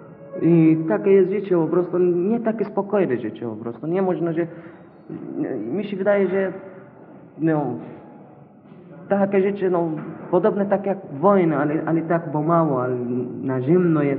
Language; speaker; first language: Polish; non-native, learner; Arabic